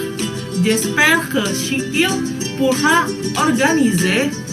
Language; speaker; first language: French; non-native, fluent; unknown